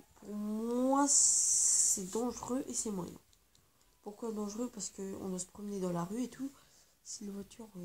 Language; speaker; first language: French; native; French